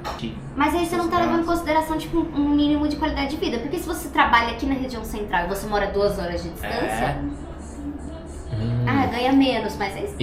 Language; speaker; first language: Portuguese; native; Portuguese